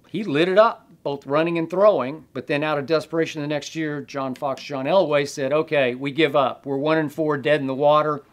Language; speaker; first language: English; native; English